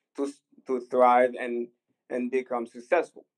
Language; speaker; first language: English; non-native, fluent; Haitian Creole